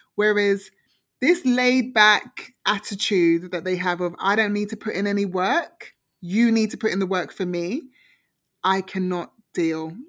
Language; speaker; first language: English; native; English